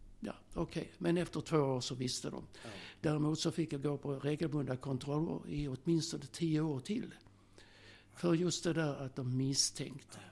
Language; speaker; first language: Swedish; early bilingual, other home language; Slovak